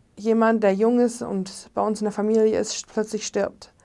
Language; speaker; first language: German; native; German